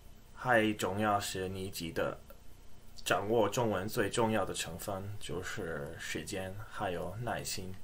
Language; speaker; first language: Chinese; non-native, fluent; English